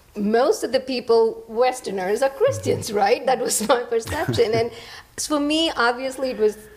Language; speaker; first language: English; non-native, local second language; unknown